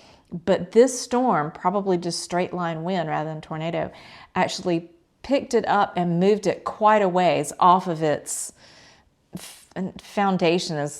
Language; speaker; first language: English; native; English